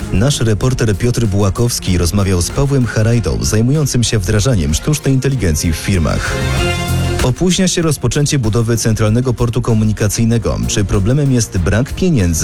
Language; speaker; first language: Polish; native; Polish